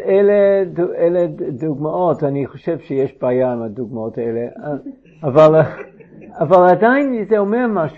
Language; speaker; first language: Hebrew; non-native, fluent; English